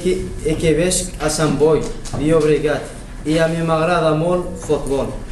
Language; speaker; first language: Catalan; non-native, learner; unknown